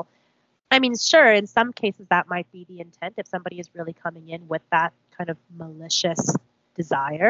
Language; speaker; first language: English; early bilingual, other home language; Korean